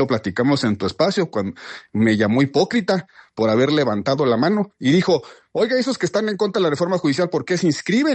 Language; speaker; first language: Spanish; native; Spanish